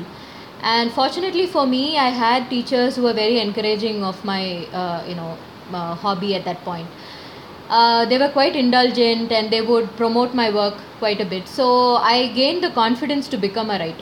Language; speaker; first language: English; non-native, local second language; Malayalam